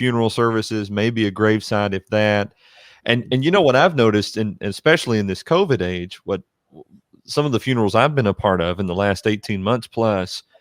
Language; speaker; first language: English; native; English